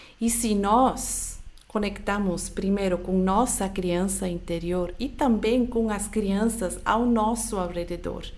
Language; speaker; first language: Portuguese; non-native, fluent; Swiss German